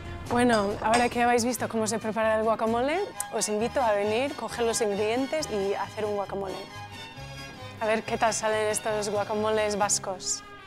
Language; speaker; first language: Spanish; non-native, fluent; English